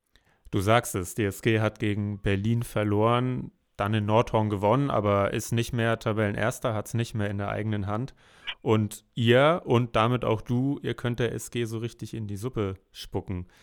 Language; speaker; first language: German; native; German